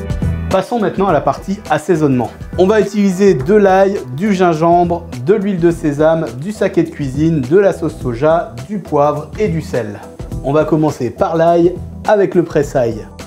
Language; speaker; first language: French; native; French